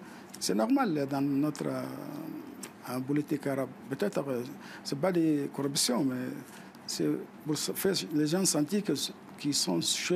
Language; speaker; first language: French; non-native, fluent; Arabic